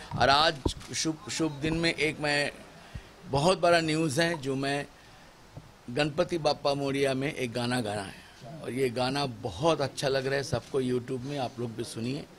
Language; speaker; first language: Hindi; non-native, local second language; Bangla